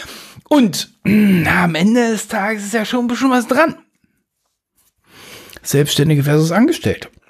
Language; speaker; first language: German; native; German